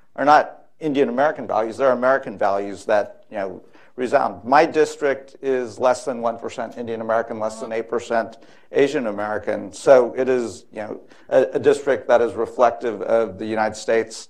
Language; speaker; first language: English; native; English